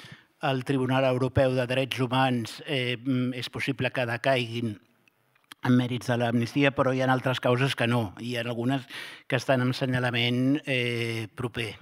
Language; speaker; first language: Catalan; native; Catalan